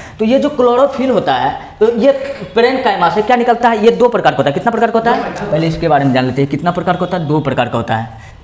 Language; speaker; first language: Hindi; native; Hindi